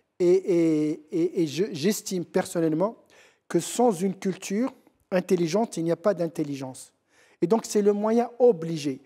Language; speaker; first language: French; non-native, local second language; Central Atlas Tamazight